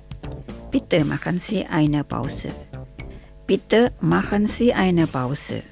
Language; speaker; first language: German; non-native, fluent; Indonesian